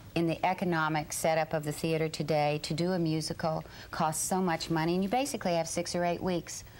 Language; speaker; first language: English; native; English